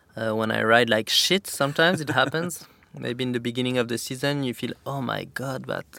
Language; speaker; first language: English; non-native, fluent; French